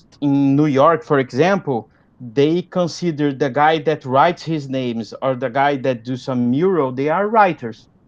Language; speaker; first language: English; non-native, fluent; Portuguese